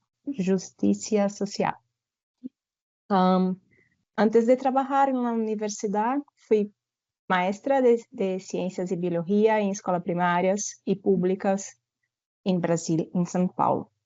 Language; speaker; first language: Spanish; non-native, fluent; Portuguese